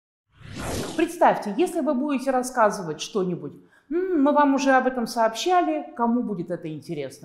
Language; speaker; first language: Russian; native; Russian